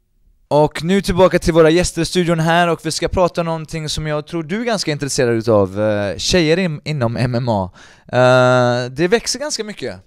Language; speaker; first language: Swedish; native; Swedish